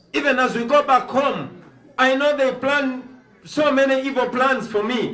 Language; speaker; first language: English; non-native, local second language; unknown